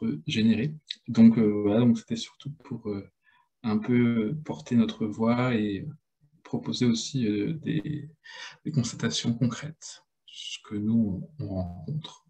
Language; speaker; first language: French; native; French